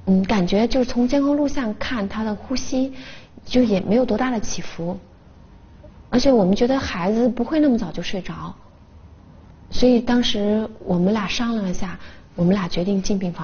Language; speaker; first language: Chinese; native; Chinese